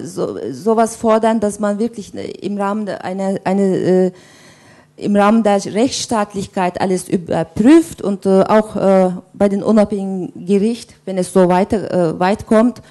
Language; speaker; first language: German; non-native, fluent; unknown